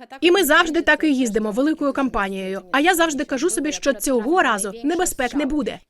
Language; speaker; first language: Ukrainian; native; Ukrainian